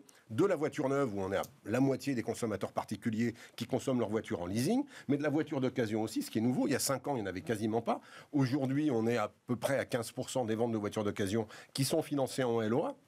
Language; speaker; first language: French; native; French